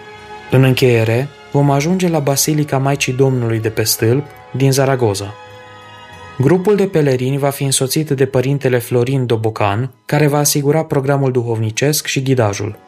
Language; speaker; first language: Romanian; native; Romanian